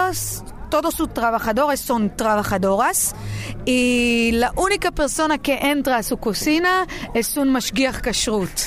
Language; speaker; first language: Spanish; non-native, fluent; Hebrew